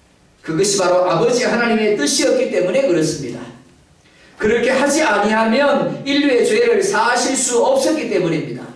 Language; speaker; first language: Korean; native; Korean